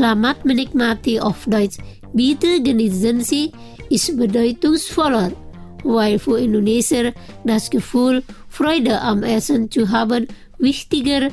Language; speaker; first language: German; non-native, fluent; Indonesian